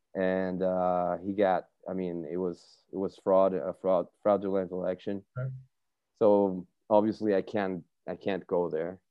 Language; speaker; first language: English; non-native, fluent; Spanish